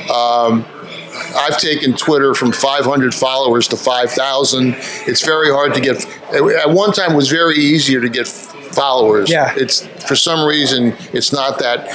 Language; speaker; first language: English; native; English